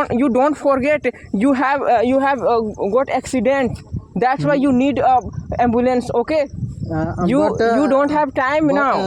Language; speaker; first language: English; non-native, learner; Hindi